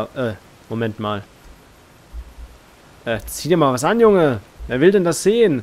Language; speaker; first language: German; native; German